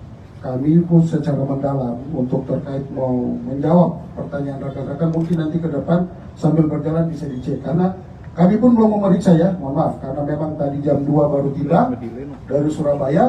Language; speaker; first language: Indonesian; native; Indonesian